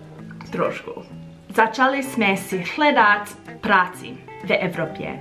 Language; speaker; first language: Czech; non-native, learner; English